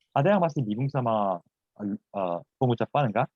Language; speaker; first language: Indonesian; non-native, fluent; Korean